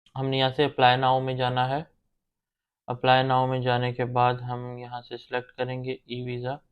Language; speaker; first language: Urdu; non-native, local second language; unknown